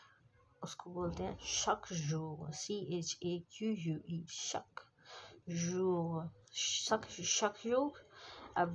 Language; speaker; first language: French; non-native, fluent; Urdu